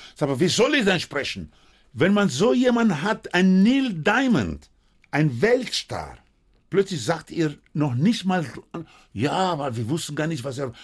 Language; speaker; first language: German; non-native, fluent; Spanish